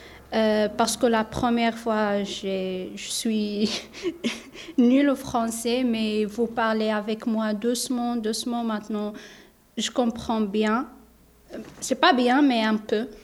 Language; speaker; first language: French; non-native, learner; Arabic